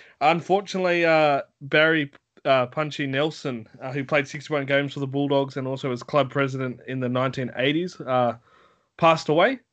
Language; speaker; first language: English; native; English